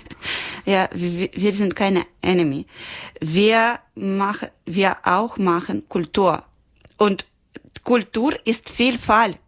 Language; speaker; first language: German; non-native, learner; Ukrainian